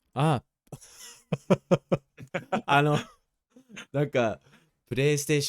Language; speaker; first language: Japanese; non-native, fluent; English